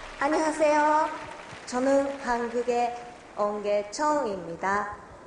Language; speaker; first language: Korean; non-native, learner; Japanese